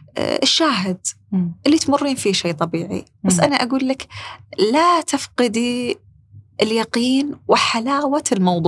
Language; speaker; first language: Arabic; native; Arabic